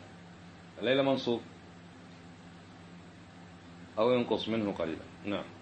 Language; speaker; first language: Arabic; native; Arabic